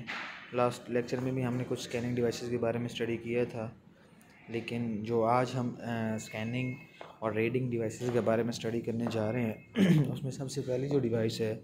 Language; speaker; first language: Hindi; non-native, local second language; Punjabi